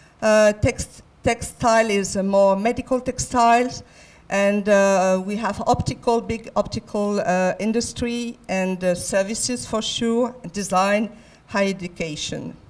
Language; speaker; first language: English; non-native, fluent; French